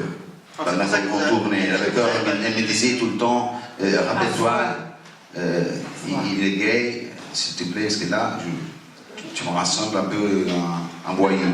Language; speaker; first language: French; non-native, fluent; Italian